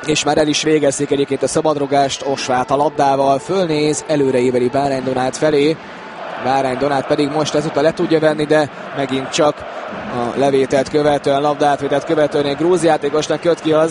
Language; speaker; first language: Hungarian; native; Hungarian